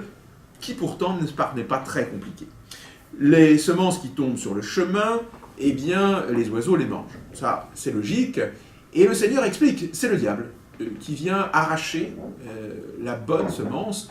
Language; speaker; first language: French; native; French